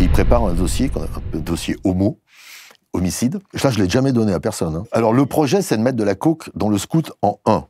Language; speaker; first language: French; native; French